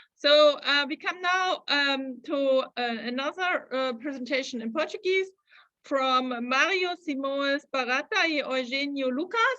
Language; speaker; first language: English; non-native, fluent; German